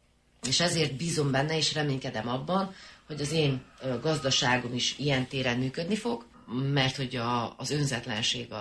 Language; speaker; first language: Hungarian; native; Hungarian